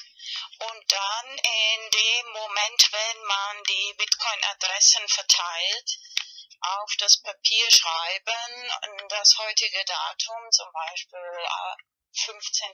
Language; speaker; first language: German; non-native, fluent; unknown